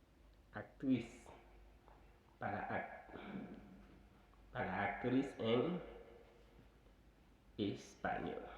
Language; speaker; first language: Spanish; non-native, fluent; Haitian Creole